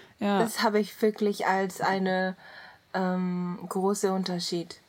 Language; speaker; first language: German; non-native, learner; Japanese